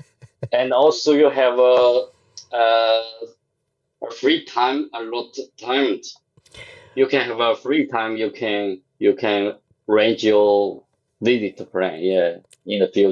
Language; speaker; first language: English; non-native, learner; Chinese